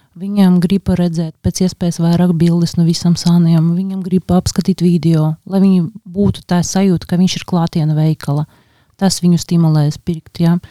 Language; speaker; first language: Latvian; non-native, local second language; Russian